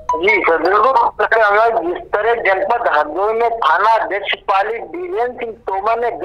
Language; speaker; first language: Hindi; native; Hindi